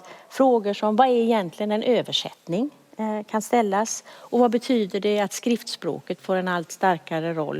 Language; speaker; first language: Swedish; native; Swedish